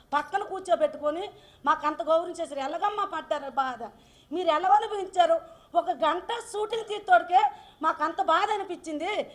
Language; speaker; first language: Telugu; native; Telugu